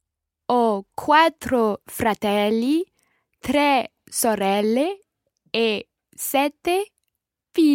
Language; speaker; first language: Italian; non-native, learner; English